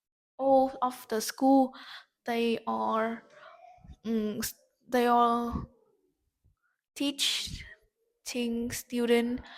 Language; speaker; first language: English; non-native, learner; Vietnamese